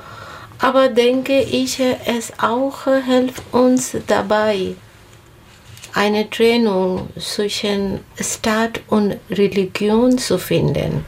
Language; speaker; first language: German; non-native, learner; Bangla